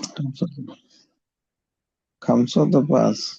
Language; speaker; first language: Arabic; non-native, learner; Bangla